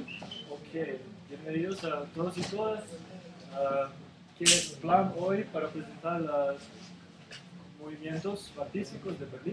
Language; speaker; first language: Spanish; non-native, learner; Serbian